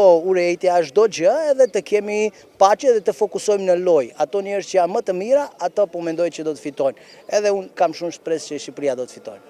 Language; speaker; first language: Albanian; non-native, learner; Romanian